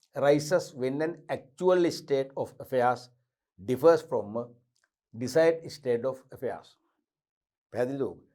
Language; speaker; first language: English; non-native, local second language; Sinhala